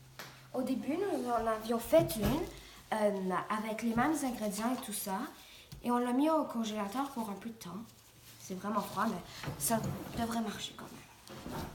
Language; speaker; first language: French; non-native, local second language; English